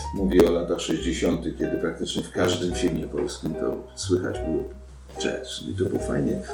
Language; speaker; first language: Polish; native; Polish